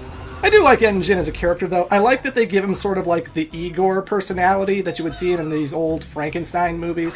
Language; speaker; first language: English; native; English